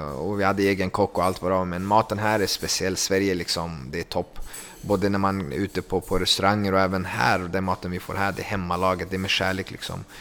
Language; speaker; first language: Swedish; early bilingual, other home language; Kurdish